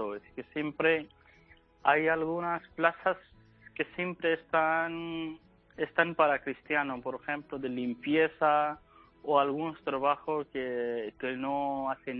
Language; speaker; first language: Spanish; non-native, learner; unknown